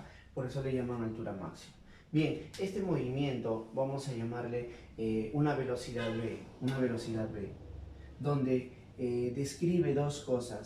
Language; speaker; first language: Spanish; native; Spanish